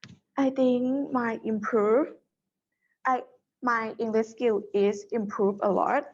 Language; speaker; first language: English; non-native, learner; Thai